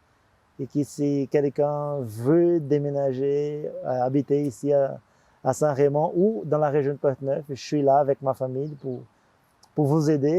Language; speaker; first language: French; non-native, fluent; Portuguese